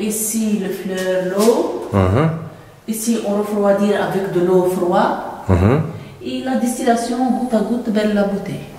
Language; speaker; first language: French; non-native, local second language; Arabic